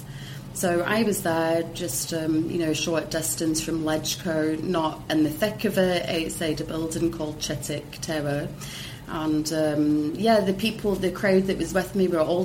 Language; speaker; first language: English; native; English